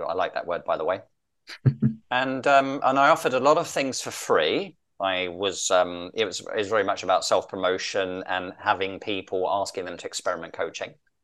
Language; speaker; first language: English; native; English